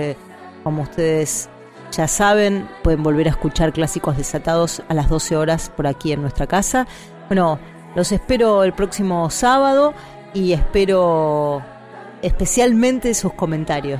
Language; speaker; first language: Spanish; native; Spanish